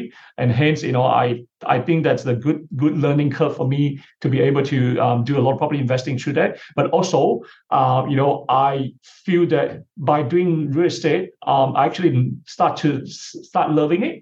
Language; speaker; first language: English; non-native, local second language; Chinese